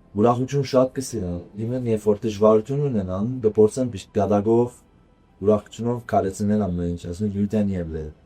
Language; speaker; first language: Armenian; early bilingual, heritage; Armenian